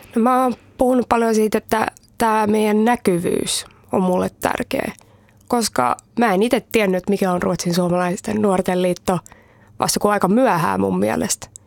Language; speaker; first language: Finnish; early bilingual, heritage; Finnish